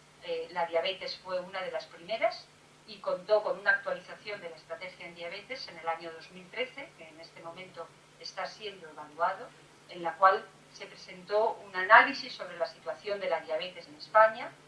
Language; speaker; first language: Spanish; native; Spanish